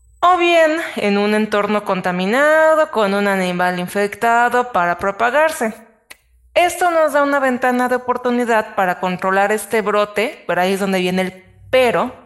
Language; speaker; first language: Spanish; native; Spanish